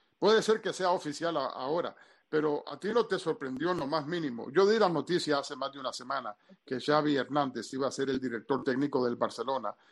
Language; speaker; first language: Spanish; early bilingual, heritage; Spanish